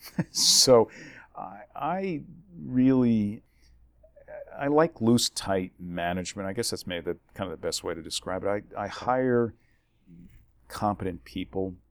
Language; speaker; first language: English; native; English